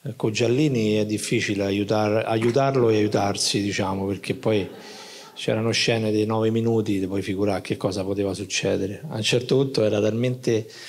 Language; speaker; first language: Italian; native; Italian